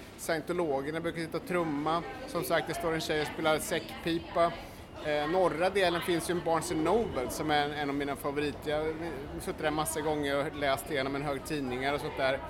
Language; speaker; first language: Swedish; native; Swedish